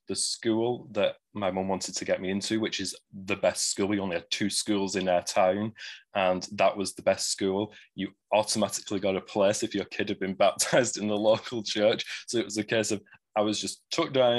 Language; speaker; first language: English; native; English